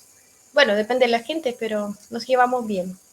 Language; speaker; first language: Spanish; non-native, fluent; Russian